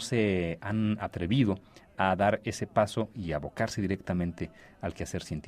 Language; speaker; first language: Spanish; native; Spanish